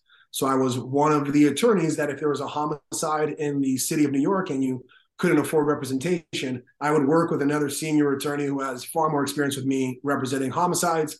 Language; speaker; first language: English; native; English